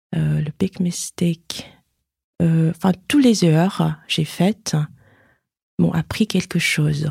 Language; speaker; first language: French; non-native, fluent; Chinese